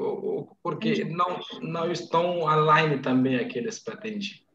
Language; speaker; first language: Portuguese; non-native, fluent; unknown